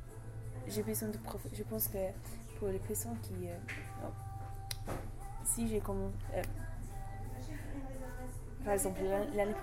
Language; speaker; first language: French; non-native, learner; English